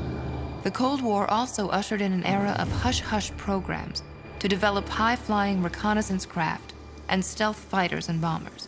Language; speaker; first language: English; native; English